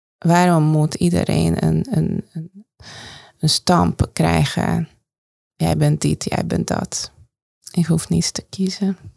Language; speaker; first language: Dutch; non-native, fluent; Hungarian